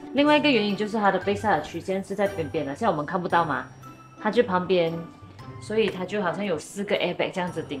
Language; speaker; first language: Chinese; native; Chinese